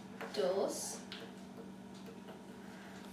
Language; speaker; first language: Spanish; non-native, learner; English